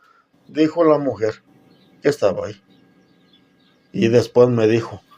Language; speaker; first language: Spanish; native; Spanish